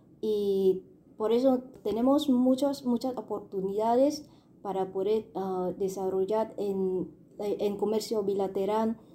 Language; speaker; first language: Spanish; non-native, fluent; Vietnamese